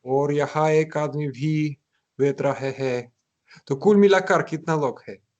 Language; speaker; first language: Hindi; non-native, learner; Russian